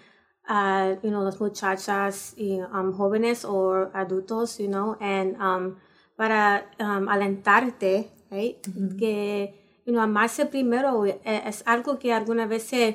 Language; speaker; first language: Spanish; early bilingual, heritage; Spanish